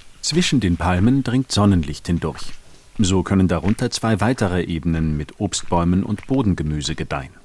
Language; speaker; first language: German; native; German